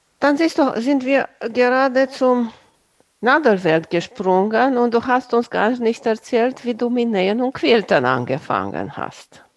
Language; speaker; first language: German; non-native, fluent; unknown